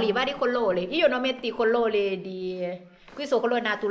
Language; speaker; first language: Italian; non-native, learner; Thai